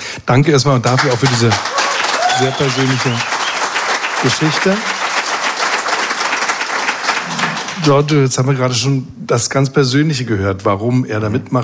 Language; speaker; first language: German; native; German